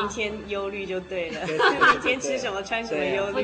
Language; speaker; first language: Chinese; native; Chinese